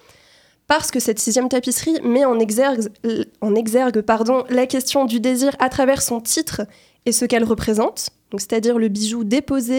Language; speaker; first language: French; native; French